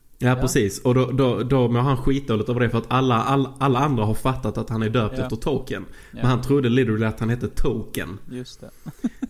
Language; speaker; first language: Swedish; native; Swedish